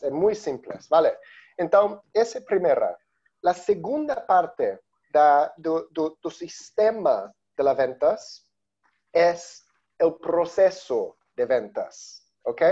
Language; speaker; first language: Spanish; non-native, learner; Portuguese